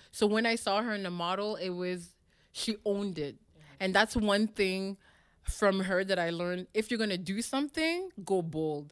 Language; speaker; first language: English; non-native, local second language; French